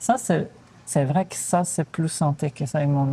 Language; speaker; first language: French; non-native, fluent; Portuguese